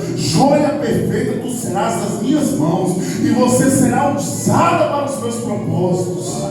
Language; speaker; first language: Portuguese; native; Portuguese